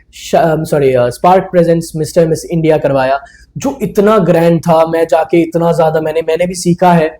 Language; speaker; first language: Hindi; non-native, local second language; Bangla